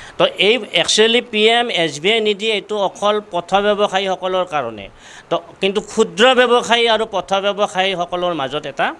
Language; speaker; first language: Assamese; native; Assamese